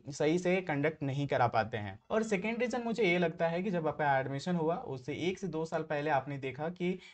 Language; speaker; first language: Hindi; native; Hindi